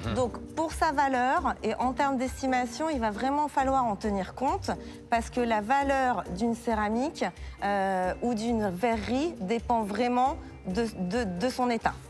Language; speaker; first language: French; native; French